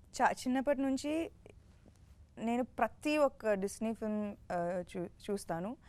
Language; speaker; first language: Telugu; non-native, fluent; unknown